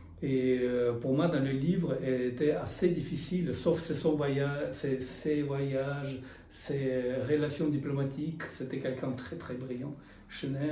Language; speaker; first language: French; non-native, fluent; Russian